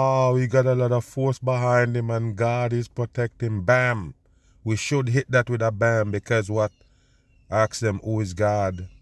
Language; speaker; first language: English; native; English